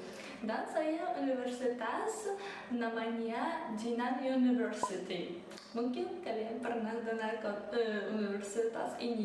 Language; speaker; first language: Indonesian; early bilingual, other home language; Russian